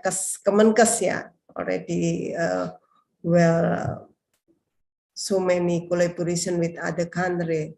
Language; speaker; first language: English; non-native, learner; Indonesian